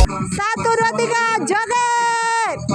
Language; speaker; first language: Indonesian; native; Indonesian